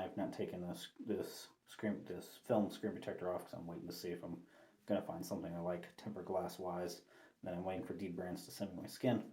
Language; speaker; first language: English; native; English